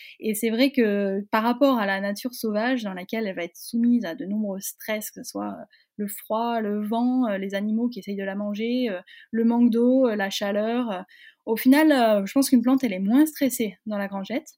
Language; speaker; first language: French; native; French